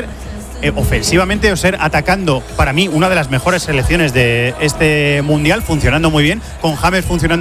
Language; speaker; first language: Spanish; native; Spanish